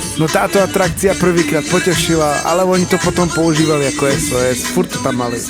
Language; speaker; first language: Slovak; non-native, local second language; Hungarian